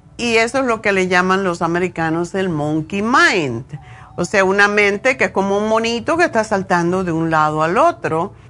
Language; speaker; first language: Spanish; native; Spanish